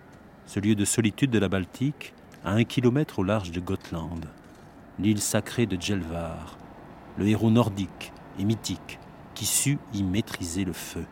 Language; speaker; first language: French; native; French